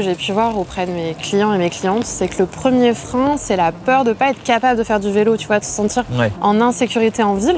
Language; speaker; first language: French; native; French